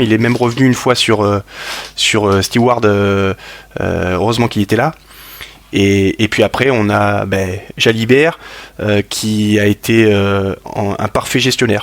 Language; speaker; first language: French; native; French